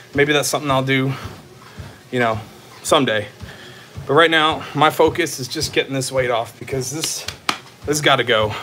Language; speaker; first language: English; native; English